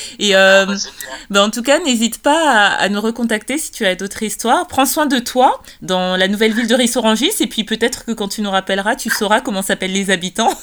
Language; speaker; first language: French; native; French